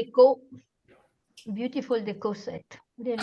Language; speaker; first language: English; non-native, fluent; Italian